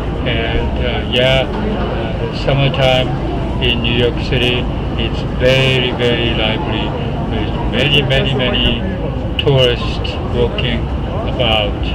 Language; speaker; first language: English; non-native, fluent; Japanese